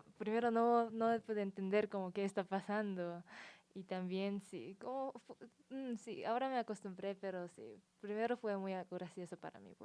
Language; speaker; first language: Spanish; non-native, learner; Japanese